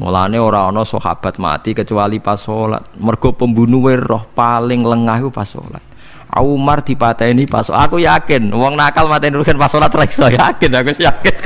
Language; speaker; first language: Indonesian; non-native, local second language; Javanese